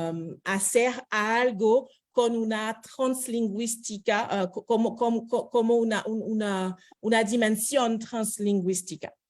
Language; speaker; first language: Spanish; non-native, fluent; French